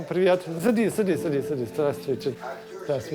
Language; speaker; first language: Russian; non-native, learner; English